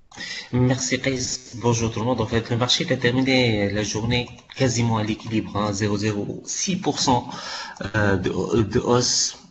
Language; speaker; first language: French; non-native, local second language; Arabic